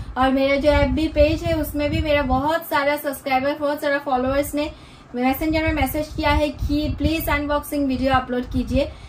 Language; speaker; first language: Hindi; non-native, local second language; Bangla